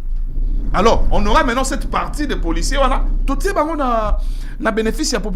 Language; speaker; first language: French; non-native, local second language; Lingala